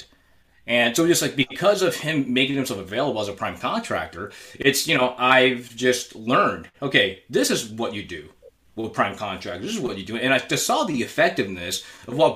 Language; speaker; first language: English; native; English